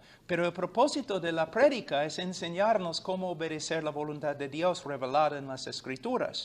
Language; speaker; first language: Spanish; non-native, fluent; English